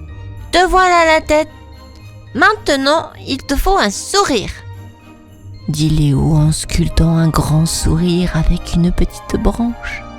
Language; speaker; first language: French; native; French